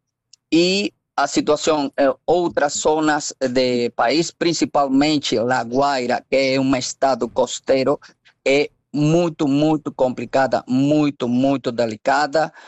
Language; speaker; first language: Portuguese; non-native, fluent; Spanish